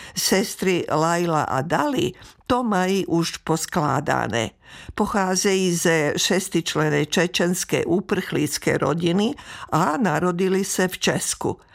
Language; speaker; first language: Czech; native; Czech